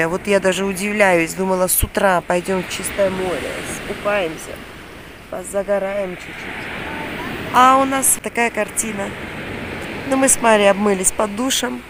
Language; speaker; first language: Russian; native; Russian